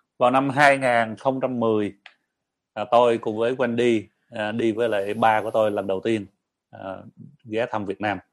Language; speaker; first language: Vietnamese; early bilingual, heritage; Vietnamese